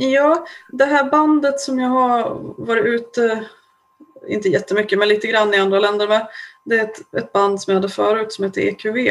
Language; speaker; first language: Swedish; native; Swedish